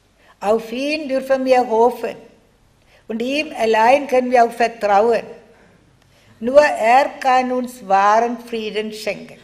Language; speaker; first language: German; non-native, fluent; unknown